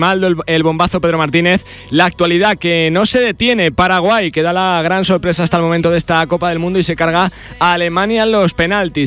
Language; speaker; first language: Spanish; native; Spanish